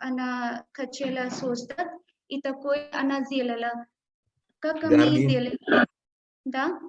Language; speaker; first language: Russian; non-native, learner; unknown